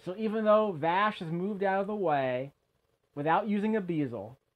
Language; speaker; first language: English; native; English